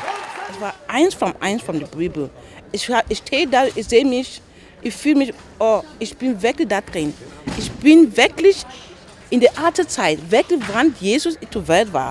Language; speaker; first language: German; non-native, learner; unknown